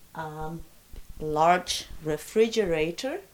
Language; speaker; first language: English; non-native, fluent; Spanish